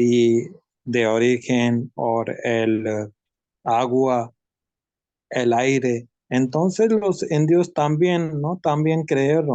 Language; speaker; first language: Spanish; non-native, learner; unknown